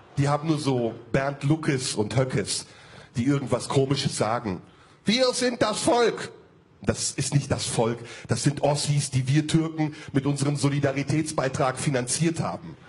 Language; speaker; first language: German; early bilingual, other home language; Turkish